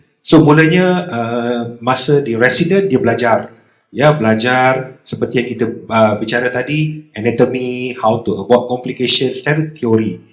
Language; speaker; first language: Malay; native; Malay